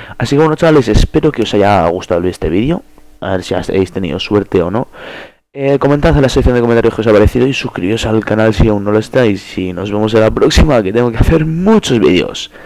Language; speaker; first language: Spanish; early bilingual, other home language; Polish